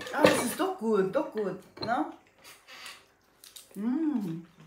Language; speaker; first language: German; non-native, learner; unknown